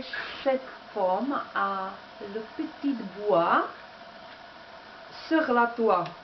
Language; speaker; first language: French; non-native, learner; Czech